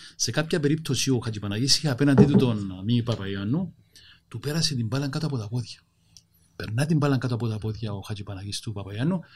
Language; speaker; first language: Greek; native; Greek